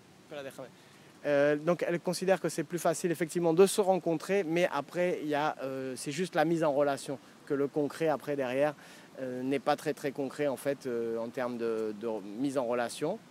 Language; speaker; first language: French; native; French